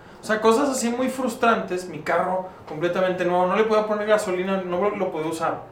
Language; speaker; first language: Spanish; native; Spanish